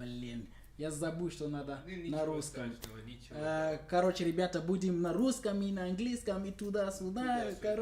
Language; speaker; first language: Russian; non-native, learner; English